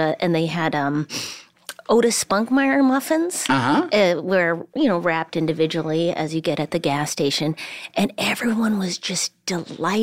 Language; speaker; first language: English; native; English